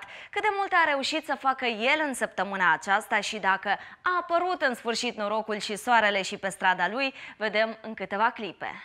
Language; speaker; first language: Romanian; native; Romanian